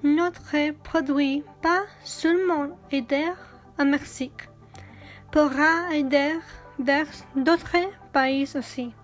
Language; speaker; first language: French; non-native, learner; Spanish